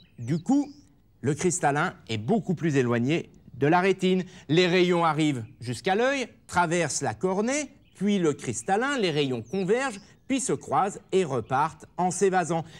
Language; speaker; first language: French; native; French